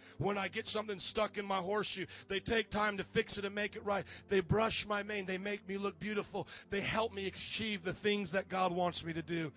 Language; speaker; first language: English; native; English